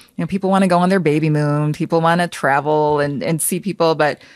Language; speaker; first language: English; native; English